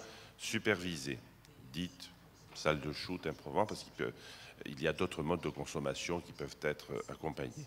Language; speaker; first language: French; native; French